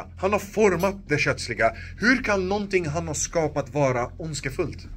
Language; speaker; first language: Swedish; non-native, local second language; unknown